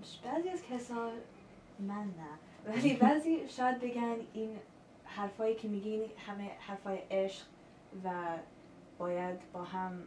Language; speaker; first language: Persian; early bilingual, heritage; Persian